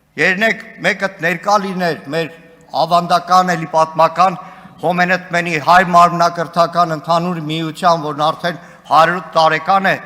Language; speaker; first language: Armenian; native; Armenian